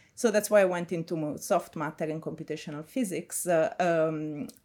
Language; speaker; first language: English; non-native, fluent; Italian